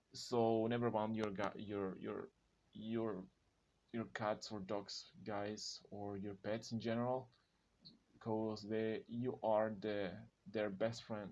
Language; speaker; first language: English; non-native, fluent; Spanish